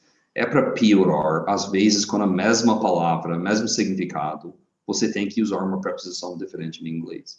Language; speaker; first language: Portuguese; non-native, fluent; English